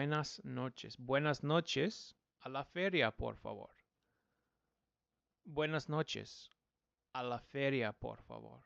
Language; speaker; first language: Spanish; non-native, fluent; English